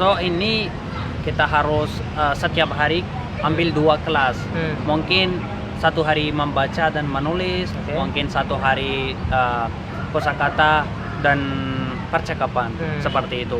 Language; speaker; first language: Indonesian; non-native, learner; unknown